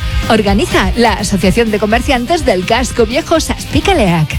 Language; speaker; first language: Spanish; native; Spanish